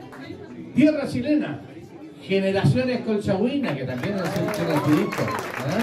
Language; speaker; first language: Spanish; native; Spanish